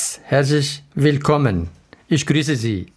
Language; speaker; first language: German; non-native, learner; Arabic